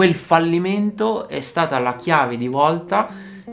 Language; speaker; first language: Italian; native; Italian